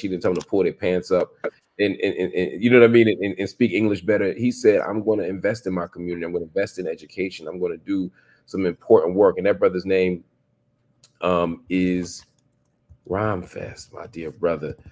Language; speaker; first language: English; native; English